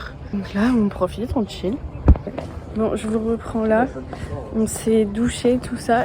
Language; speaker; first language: French; native; French